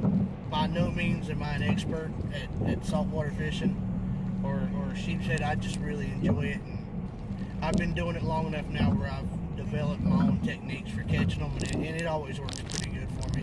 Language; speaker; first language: English; native; English